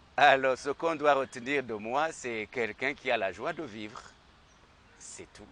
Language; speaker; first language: French; non-native, local second language; Rundi